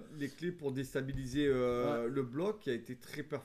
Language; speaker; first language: French; native; French